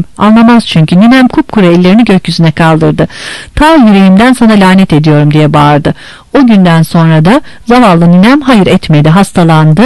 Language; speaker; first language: Turkish; native; Turkish